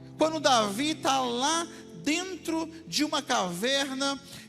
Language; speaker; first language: Portuguese; native; Portuguese